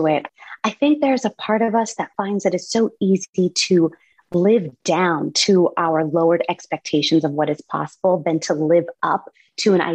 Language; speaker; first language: English; native; English